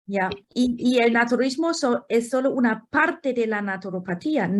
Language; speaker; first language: Spanish; non-native, fluent; German